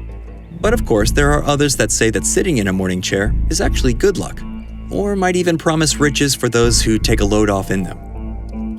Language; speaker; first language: English; native; English